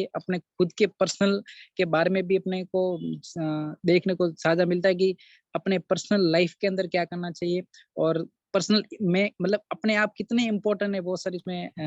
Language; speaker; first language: Hindi; native; Hindi